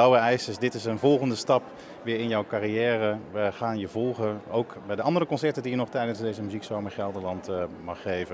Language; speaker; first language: Dutch; native; Dutch